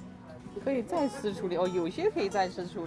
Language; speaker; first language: Chinese; native; Chinese